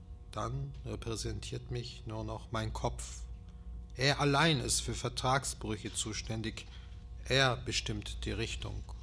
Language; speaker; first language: German; early bilingual, other home language; Turkish